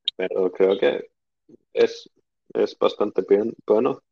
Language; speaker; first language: Spanish; non-native, learner; Finnish